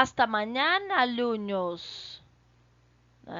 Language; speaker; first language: Spanish; non-native, fluent; Portuguese